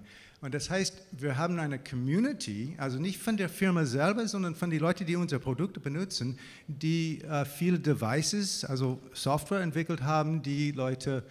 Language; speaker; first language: German; non-native, fluent; English